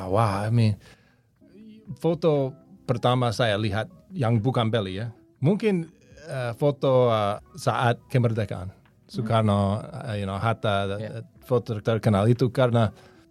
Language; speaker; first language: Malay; non-native, learner; English